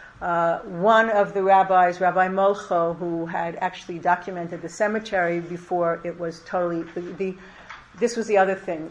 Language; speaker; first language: English; native; English